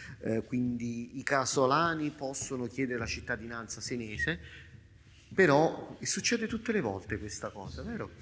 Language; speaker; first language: Italian; native; Italian